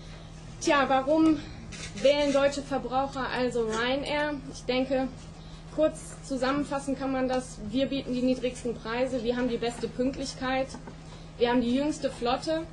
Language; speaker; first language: German; native; German